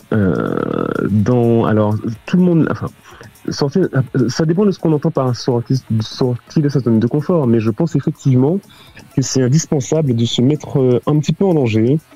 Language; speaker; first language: French; native; French